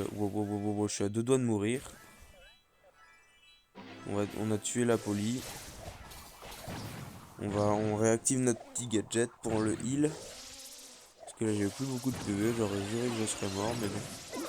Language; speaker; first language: French; native; French